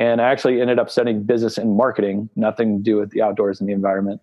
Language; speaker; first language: English; native; English